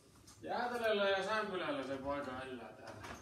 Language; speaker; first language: Finnish; native; Finnish